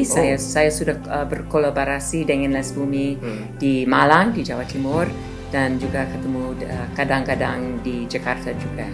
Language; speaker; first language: Indonesian; non-native, learner; English